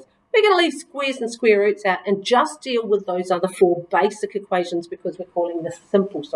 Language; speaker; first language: English; native; English